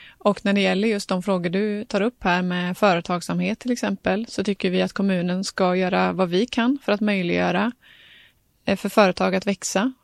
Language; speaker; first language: Swedish; native; Swedish